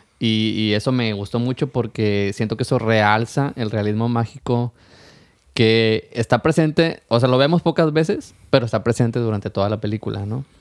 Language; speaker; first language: Spanish; native; Spanish